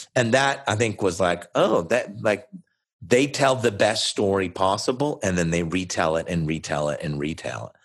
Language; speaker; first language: English; native; English